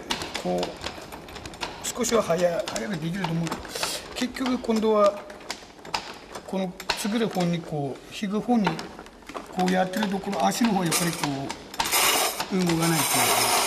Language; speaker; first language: Japanese; native; Japanese